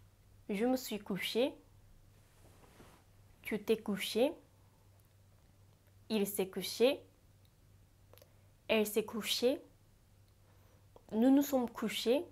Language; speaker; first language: French; non-native, fluent; Japanese